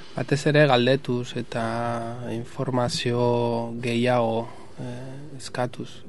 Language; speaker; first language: Basque; non-native, local second language; Spanish